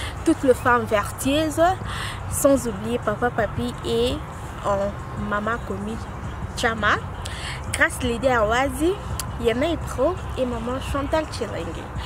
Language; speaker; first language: French; non-native, local second language; Lingala